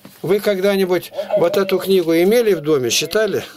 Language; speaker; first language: Russian; native; Russian